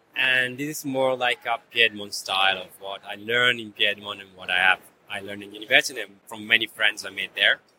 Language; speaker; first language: English; non-native, fluent; Italian